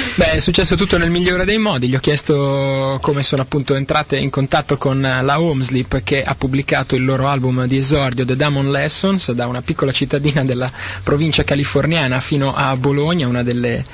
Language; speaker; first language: Italian; native; Italian